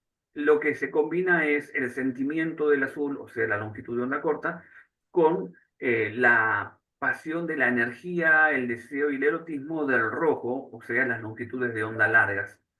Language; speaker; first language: Spanish; native; Spanish